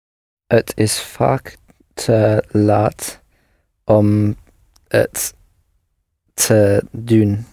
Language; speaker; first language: Dutch; non-native, learner; English